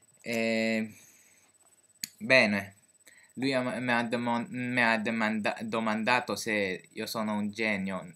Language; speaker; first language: Italian; non-native, fluent; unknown